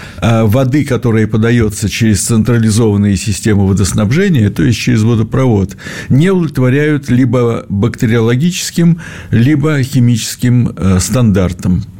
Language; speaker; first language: Russian; native; Russian